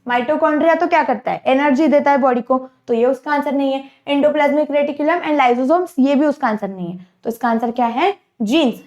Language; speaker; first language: Hindi; non-native, local second language; Marathi